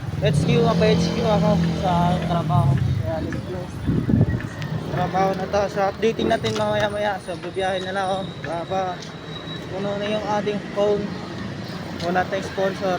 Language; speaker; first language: Filipino; non-native, local second language; Cebuano